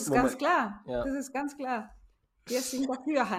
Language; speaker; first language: German; non-native, fluent; Spanish